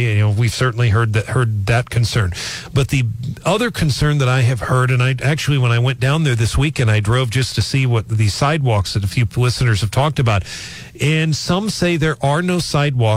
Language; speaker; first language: English; native; English